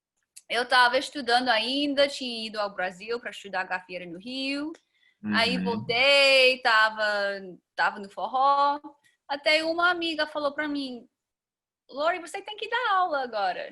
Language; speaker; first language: Portuguese; non-native, fluent; English